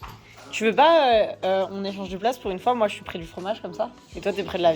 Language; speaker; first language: French; native; French